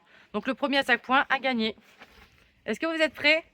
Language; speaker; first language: French; native; French